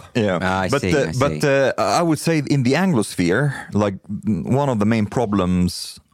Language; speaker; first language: English; non-native, fluent; Arabic